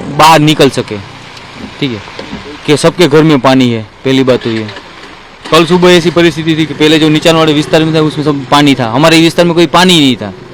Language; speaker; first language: Hindi; non-native, local second language; Marathi